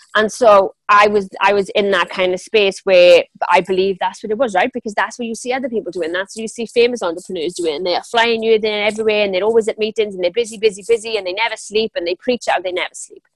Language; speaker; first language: English; native; English